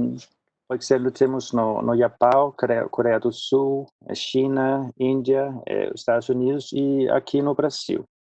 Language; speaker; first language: Portuguese; non-native, fluent; Swedish